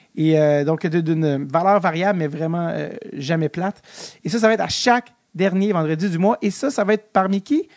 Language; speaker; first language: French; native; French